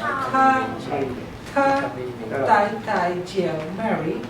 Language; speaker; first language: Chinese; non-native, learner; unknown